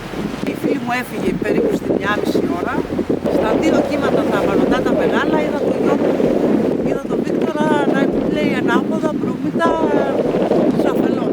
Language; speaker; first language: Greek; native; Greek